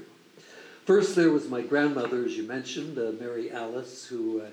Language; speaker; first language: English; native; English